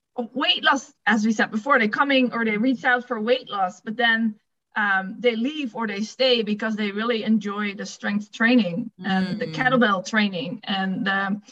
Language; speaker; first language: English; non-native, fluent; Dutch